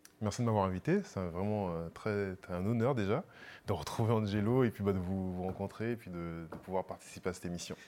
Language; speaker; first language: French; native; French